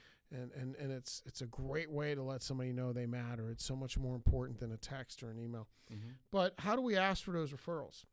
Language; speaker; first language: English; native; English